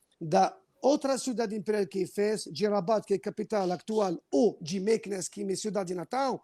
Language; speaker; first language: Portuguese; non-native, fluent; Arabic